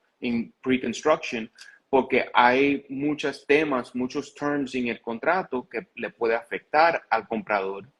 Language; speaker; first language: Spanish; early bilingual, heritage; Spanish